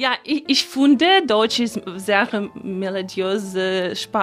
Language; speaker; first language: German; non-native, learner; Russian